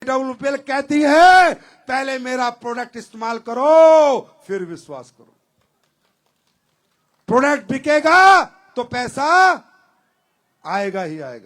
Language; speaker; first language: Hindi; native; Hindi